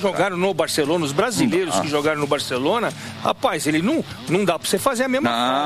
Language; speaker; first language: Portuguese; native; Portuguese